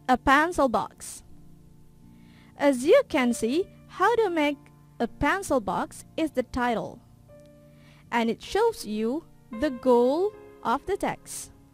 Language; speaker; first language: English; non-native, fluent; Indonesian